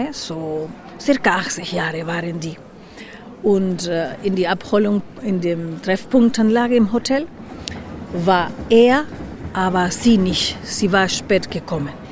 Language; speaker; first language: German; non-native, learner; Spanish